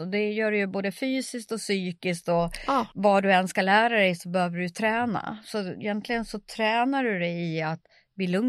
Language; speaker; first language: Swedish; native; Swedish